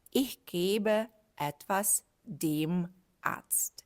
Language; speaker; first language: German; non-native, fluent; Ukrainian